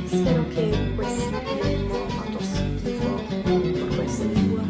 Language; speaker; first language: Italian; non-native, learner; English